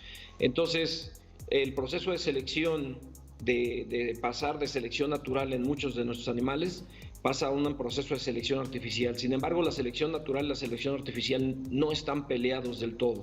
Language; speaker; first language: Spanish; native; Spanish